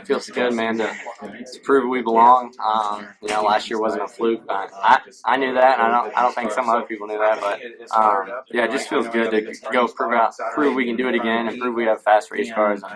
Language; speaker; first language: English; native; English